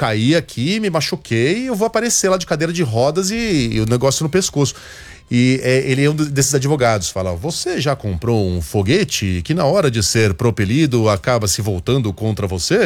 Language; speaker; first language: Portuguese; native; Portuguese